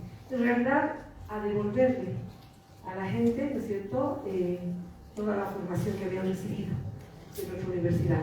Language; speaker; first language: Spanish; native; Spanish